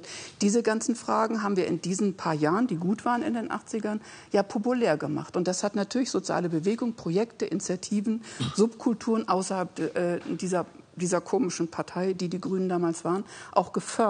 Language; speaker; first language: German; native; German